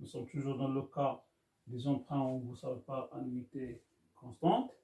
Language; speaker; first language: French; non-native, local second language; Arabic